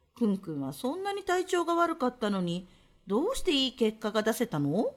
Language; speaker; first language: Japanese; native; Japanese